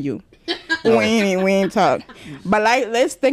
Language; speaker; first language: English; non-native, local second language; Rundi